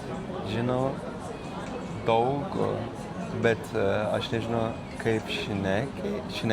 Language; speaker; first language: Lithuanian; non-native, learner; Turkish